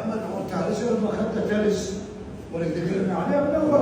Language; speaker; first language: Arabic; native; Arabic